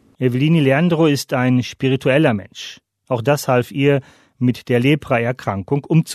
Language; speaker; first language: German; native; German